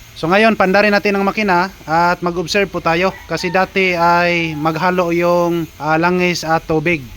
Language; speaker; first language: Filipino; non-native, local second language; Cebuano